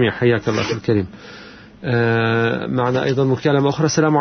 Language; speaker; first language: Arabic; native; Arabic